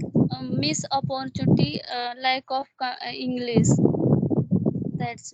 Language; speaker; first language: English; non-native, learner; Hindi